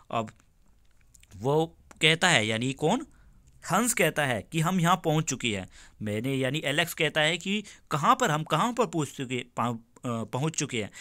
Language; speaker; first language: Hindi; native; Hindi